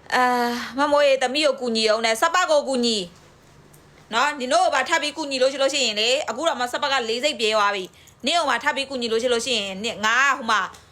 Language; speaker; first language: Burmese; non-native, local second language; Karen languages